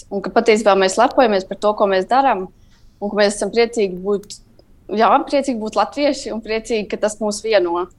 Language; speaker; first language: Latvian; native; Latvian